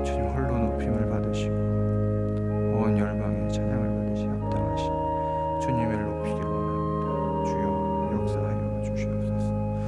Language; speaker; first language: Korean; native; Korean